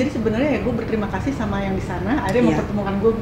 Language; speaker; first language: Indonesian; native; Indonesian